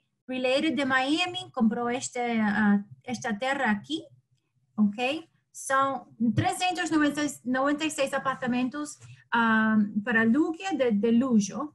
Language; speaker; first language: Portuguese; non-native, learner; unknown